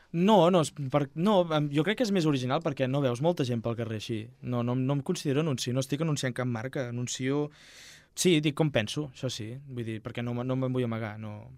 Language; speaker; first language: Catalan; native; Catalan